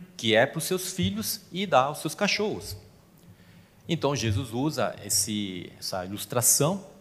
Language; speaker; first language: Portuguese; non-native, fluent; Korean